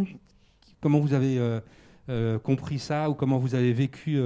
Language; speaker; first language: French; native; French